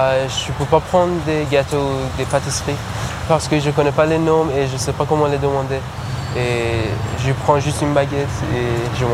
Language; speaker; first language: French; non-native, learner; Persian